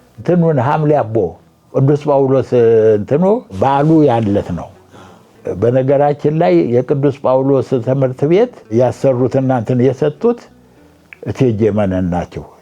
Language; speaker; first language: Amharic; native; Amharic